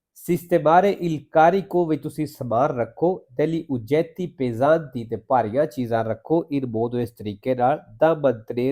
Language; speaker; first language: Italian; non-native, fluent; Punjabi